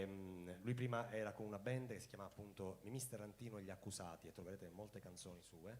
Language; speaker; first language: Italian; native; Italian